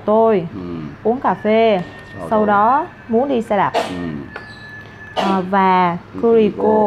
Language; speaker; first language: Vietnamese; non-native, learner; Korean